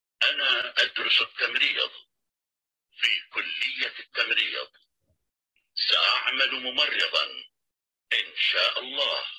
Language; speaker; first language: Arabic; non-native, learner; Indonesian